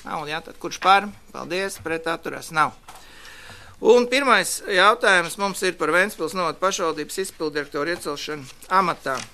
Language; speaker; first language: Latvian; native; Latvian